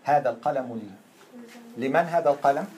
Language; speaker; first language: Arabic; non-native, fluent; English